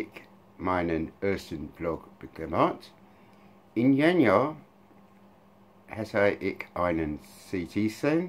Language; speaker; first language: German; non-native, learner; English